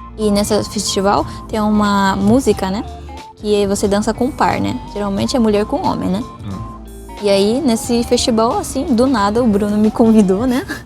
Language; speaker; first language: Portuguese; early bilingual, other home language; Japanese